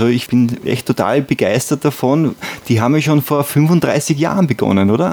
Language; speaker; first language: German; native; German